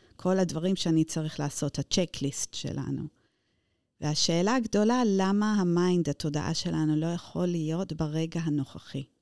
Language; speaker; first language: Hebrew; non-native, fluent; English